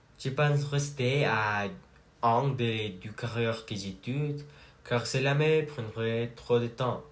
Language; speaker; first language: French; non-native, learner; Spanish